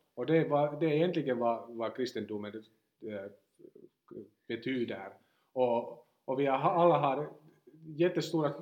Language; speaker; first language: Swedish; non-native, local second language; Finnish